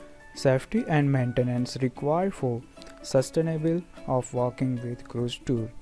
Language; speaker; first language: English; non-native, fluent; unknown